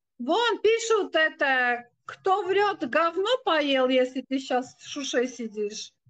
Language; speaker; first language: Russian; native; Russian